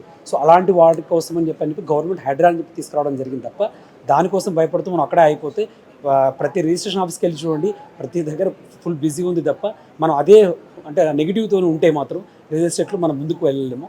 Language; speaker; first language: Telugu; native; Telugu